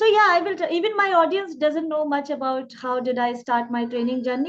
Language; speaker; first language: English; non-native, local second language; Hindi